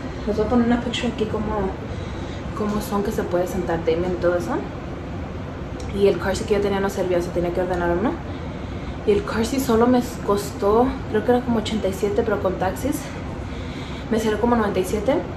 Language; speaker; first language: Spanish; early bilingual, heritage; Spanish